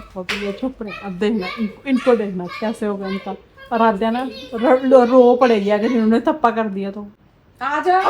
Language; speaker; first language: Hindi; non-native, local second language; Punjabi